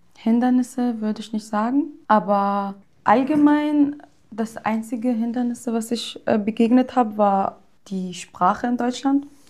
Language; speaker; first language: German; early bilingual, other home language; Arabic